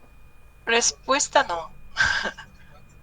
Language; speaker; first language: Spanish; non-native, learner; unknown